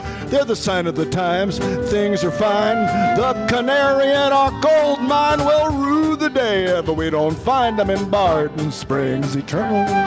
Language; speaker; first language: English; native; English